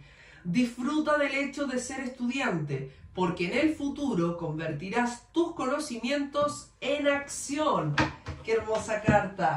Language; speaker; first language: Spanish; native; Spanish